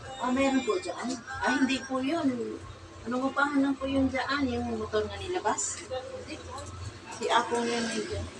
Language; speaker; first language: Filipino; non-native, local second language; Cebuano